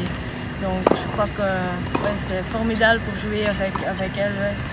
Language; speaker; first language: French; non-native, fluent; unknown